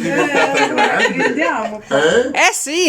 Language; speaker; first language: Italian; non-native, learner; Ukrainian